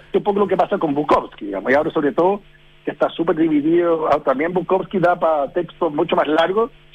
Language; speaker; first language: Spanish; early bilingual, heritage; Spanish